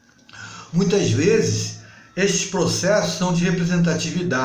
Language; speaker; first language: Portuguese; native; Portuguese